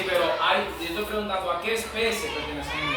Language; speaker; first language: Spanish; native; Spanish